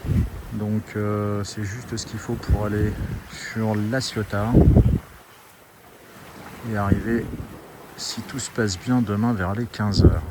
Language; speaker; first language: French; native; French